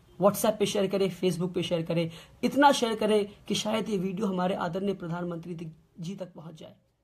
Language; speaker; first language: Hindi; native; Hindi